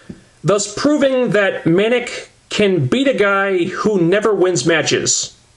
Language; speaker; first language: English; native; English